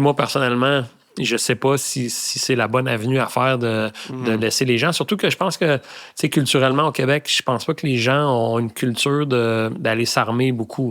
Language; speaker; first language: French; native; French